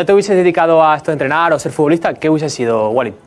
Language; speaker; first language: Spanish; native; Spanish